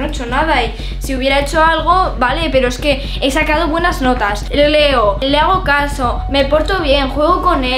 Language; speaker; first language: Spanish; native; Spanish